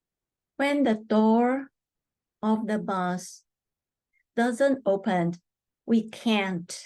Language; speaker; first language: English; non-native, fluent; Chinese